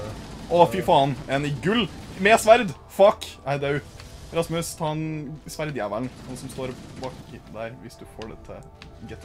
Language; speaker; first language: Norwegian; native; Norwegian